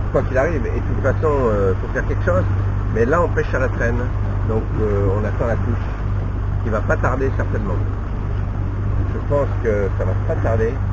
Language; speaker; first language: French; native; French